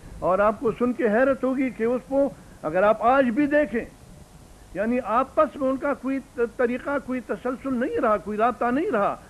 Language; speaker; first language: Urdu; non-native, local second language; Pashto